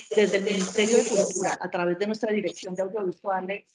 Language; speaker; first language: Spanish; native; Spanish